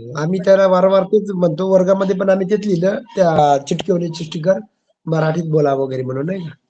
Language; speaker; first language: Marathi; native; Marathi